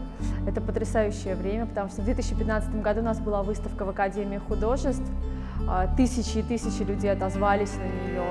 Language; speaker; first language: Russian; native; Russian